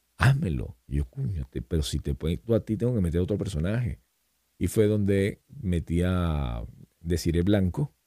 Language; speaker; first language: Spanish; native; Spanish